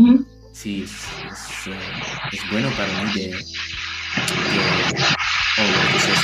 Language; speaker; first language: Spanish; non-native, learner; German